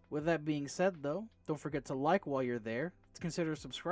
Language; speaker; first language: English; native; English